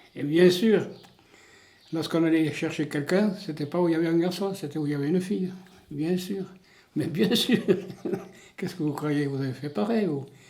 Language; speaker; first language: French; native; French